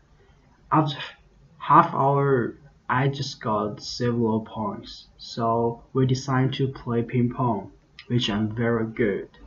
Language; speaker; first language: English; non-native, learner; Chinese